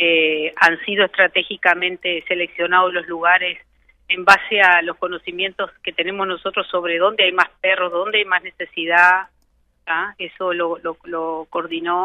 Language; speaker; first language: Spanish; native; Spanish